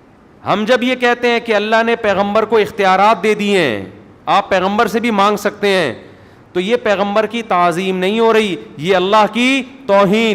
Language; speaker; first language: Urdu; native; Urdu